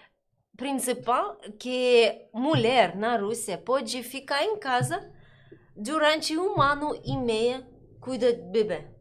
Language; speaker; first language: Portuguese; non-native, learner; Russian